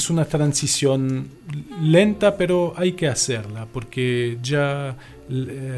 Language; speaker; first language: Spanish; non-native, fluent; French